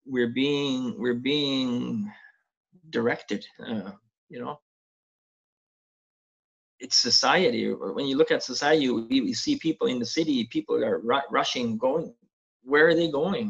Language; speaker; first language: English; non-native, fluent; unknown